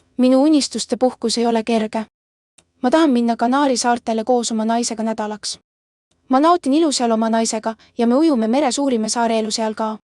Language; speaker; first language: Estonian; non-native, learner; Bangla